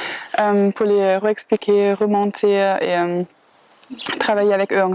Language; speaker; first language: French; non-native, fluent; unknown